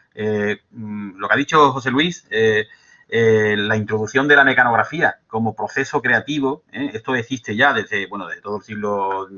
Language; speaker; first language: Spanish; native; Spanish